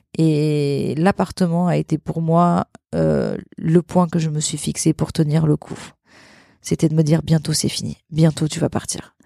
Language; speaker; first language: French; early bilingual, other home language; Portuguese